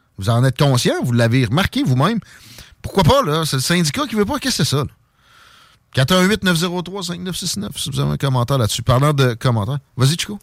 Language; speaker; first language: French; native; French